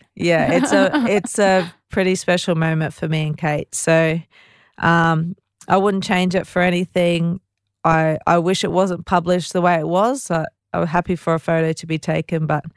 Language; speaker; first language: English; native; English